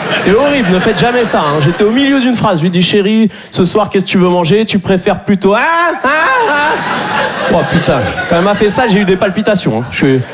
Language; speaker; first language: French; native; French